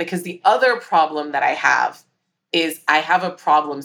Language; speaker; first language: English; native; English